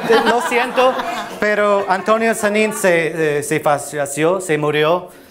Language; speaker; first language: Spanish; non-native, fluent; English